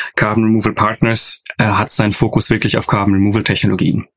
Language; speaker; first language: German; native; German